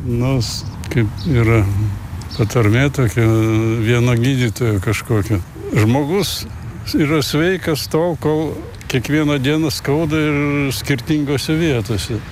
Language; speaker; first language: Lithuanian; non-native, local second language; Russian